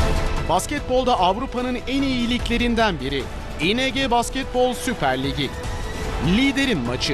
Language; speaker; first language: Turkish; native; Turkish